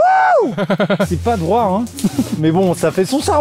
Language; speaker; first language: French; native; French